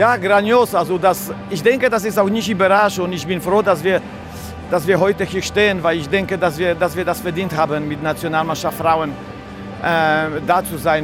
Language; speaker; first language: German; non-native, fluent; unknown